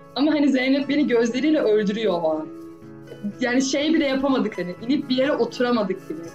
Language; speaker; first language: Turkish; native; Turkish